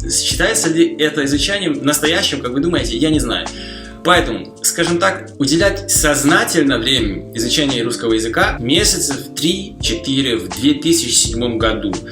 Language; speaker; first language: Russian; non-native, fluent; Slovak